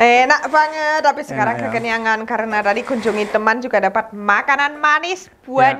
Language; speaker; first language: Indonesian; non-native, fluent; German